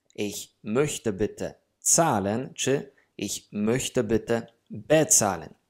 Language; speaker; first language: German; non-native, fluent; Polish